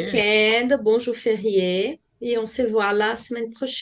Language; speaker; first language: French; non-native, fluent; Portuguese